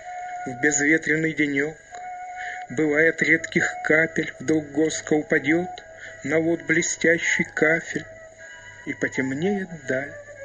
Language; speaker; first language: Russian; native; Russian